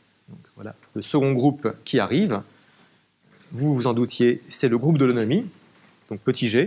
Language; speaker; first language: French; native; French